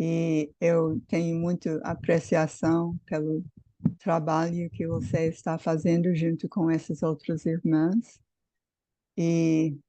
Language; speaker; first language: Portuguese; non-native, fluent; English